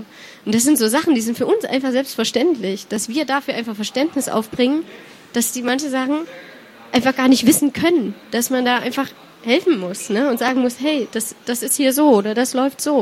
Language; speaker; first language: German; native; German